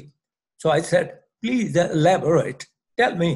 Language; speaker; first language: English; non-native, local second language; Punjabi